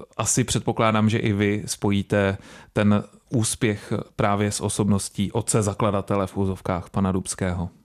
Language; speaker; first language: Czech; native; Czech